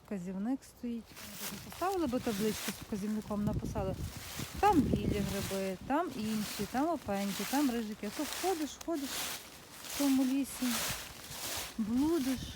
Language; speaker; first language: Ukrainian; native; Ukrainian